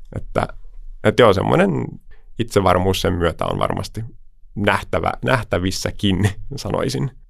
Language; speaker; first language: Finnish; early bilingual, heritage; Finnish